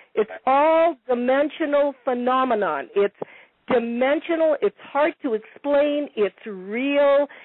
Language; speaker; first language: English; non-native, fluent; Italian